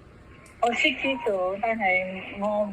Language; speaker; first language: Chinese; non-native, learner; Indonesian